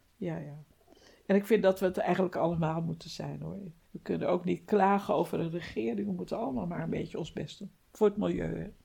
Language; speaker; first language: Dutch; native; Dutch